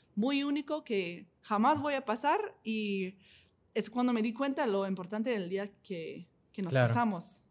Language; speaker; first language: Spanish; non-native, fluent; English